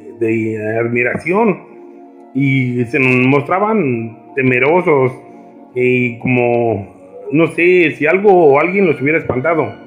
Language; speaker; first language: Spanish; native; Spanish